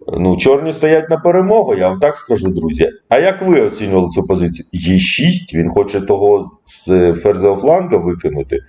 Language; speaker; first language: Ukrainian; non-native, local second language; Russian